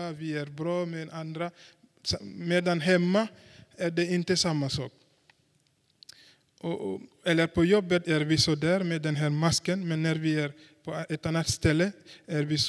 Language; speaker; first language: Swedish; non-native, fluent; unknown